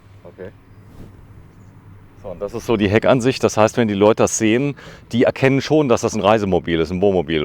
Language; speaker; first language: German; native; German